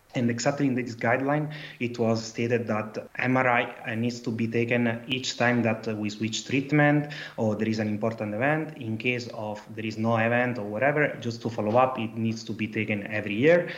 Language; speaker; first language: English; non-native, fluent; Italian